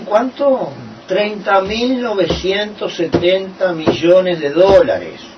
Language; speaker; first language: Spanish; native; Spanish